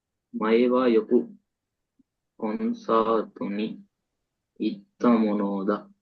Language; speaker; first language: Japanese; non-native, learner; Sinhala